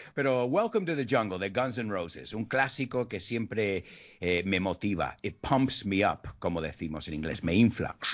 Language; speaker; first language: Spanish; early bilingual, heritage; Spanish